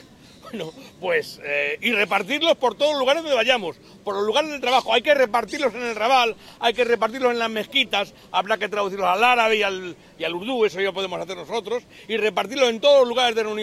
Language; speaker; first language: Spanish; native; Spanish